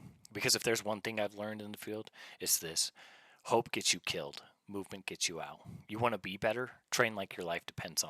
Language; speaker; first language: English; native; English